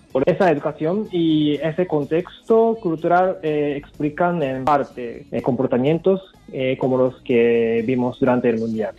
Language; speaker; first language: Spanish; non-native, fluent; Japanese